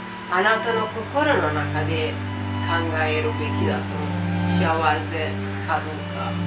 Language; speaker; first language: Japanese; non-native, learner; Italian